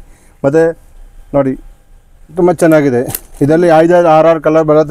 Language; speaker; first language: Kannada; non-native, local second language; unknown